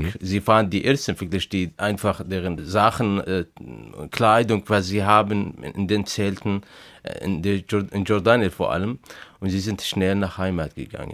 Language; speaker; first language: German; non-native, fluent; Arabic